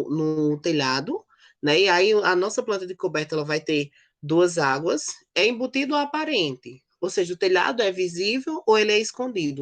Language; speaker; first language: Portuguese; native; Portuguese